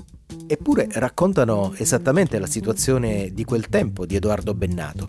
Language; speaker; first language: Italian; native; Italian